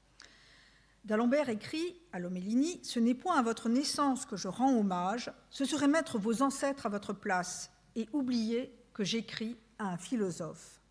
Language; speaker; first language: French; native; French